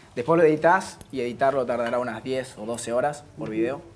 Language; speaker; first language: Spanish; native; Spanish